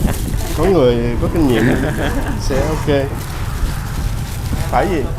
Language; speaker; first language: Vietnamese; early bilingual, heritage; Vietnamese